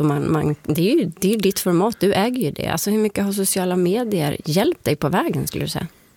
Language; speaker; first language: Swedish; native; Swedish